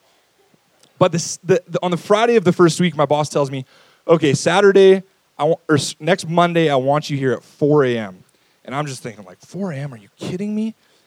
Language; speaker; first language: English; native; English